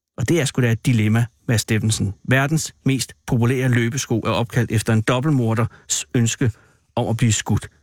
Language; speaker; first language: Danish; native; Danish